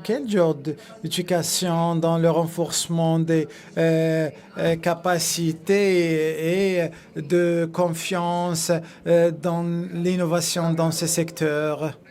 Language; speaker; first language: French; non-native, fluent; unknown